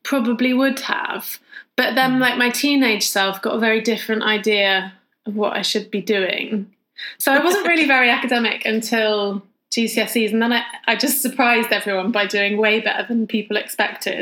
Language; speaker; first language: English; native; English